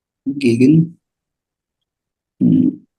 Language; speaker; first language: German; non-native, fluent; Hindi